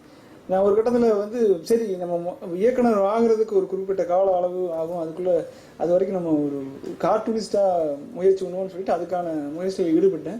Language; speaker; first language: Tamil; native; Tamil